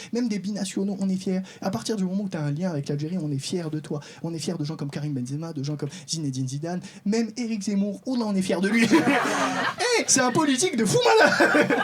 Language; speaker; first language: French; non-native, local second language; Arabic